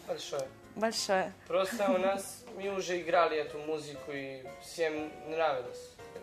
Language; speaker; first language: Russian; non-native, learner; Serbian